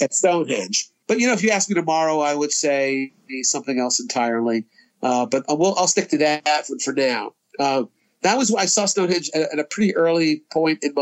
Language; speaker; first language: English; native; English